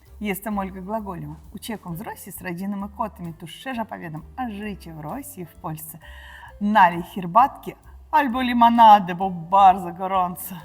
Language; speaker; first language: Polish; non-native, learner; Russian